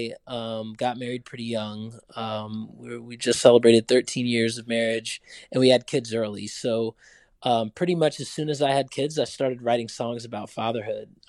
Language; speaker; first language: English; native; English